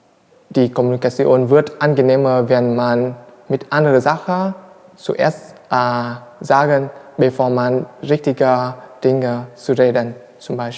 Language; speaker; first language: German; non-native, learner; Vietnamese